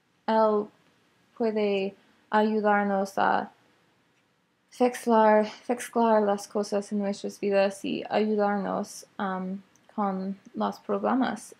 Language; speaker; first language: Spanish; non-native, learner; English